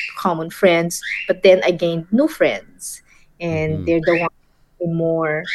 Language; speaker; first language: English; non-native, local second language; Filipino